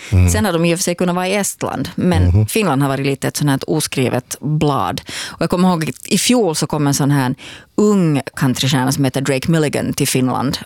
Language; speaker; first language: Swedish; native; Swedish